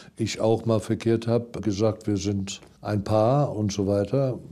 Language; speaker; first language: German; non-native, fluent; English